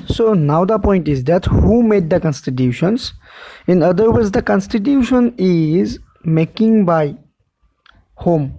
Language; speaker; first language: English; non-native, local second language; Assamese